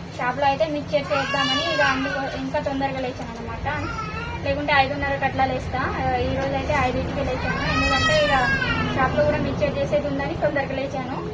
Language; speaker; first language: Telugu; native; Telugu